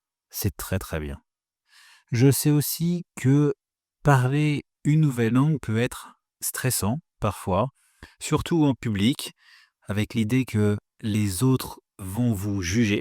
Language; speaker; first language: French; native; French